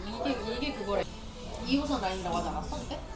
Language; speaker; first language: Korean; native; Korean